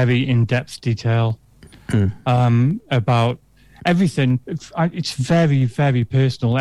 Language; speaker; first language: English; native; English